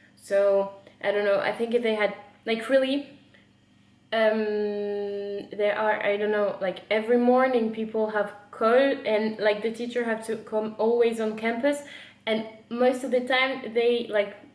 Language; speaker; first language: English; non-native, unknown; French